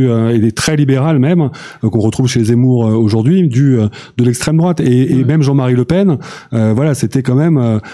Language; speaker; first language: French; native; French